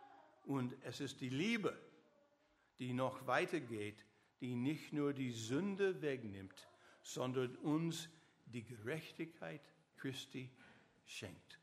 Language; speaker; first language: German; non-native, learner; English